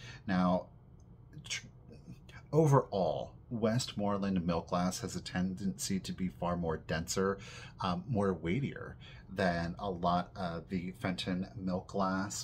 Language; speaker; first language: English; native; English